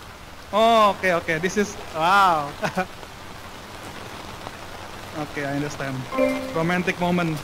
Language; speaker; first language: English; non-native, fluent; Indonesian